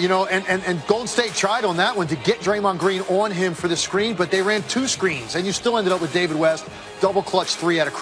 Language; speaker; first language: English; native; English